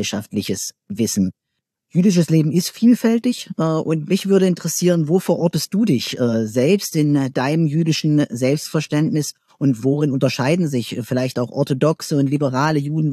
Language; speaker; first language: German; native; German